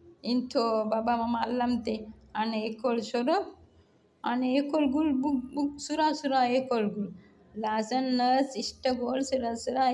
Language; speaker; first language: Arabic; non-native, learner; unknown